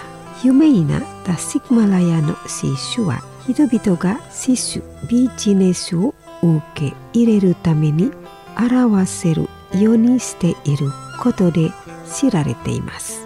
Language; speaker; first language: Japanese; non-native, learner; Indonesian